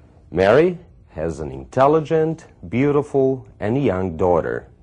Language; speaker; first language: English; non-native, fluent; Portuguese